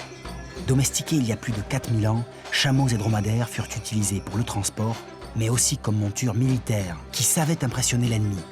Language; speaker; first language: French; native; French